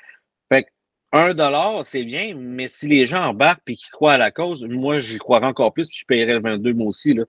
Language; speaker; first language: French; native; French